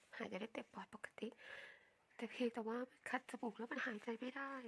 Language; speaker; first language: Thai; native; Thai